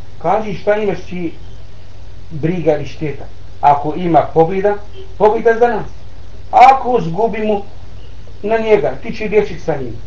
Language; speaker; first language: Bosnian; non-native, learner; Arabic